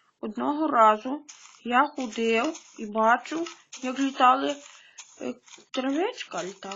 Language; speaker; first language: Ukrainian; native; Ukrainian